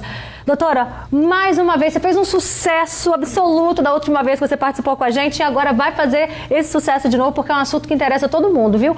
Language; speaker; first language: Portuguese; native; Portuguese